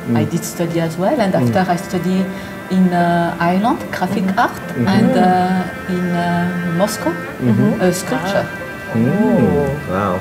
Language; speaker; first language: English; non-native, learner; French